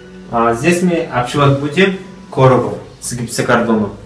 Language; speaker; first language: Russian; non-native, fluent; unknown